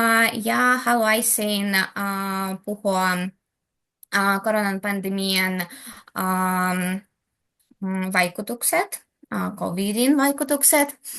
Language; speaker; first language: Finnish; non-native, learner; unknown